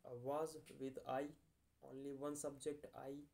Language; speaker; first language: English; non-native, learner; Hindi